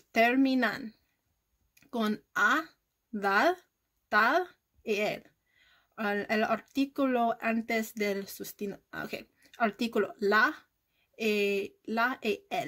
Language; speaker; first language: Spanish; non-native, learner; English